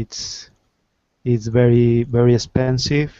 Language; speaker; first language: English; non-native, learner; Spanish